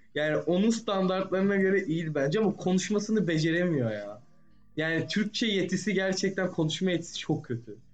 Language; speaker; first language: Turkish; native; Turkish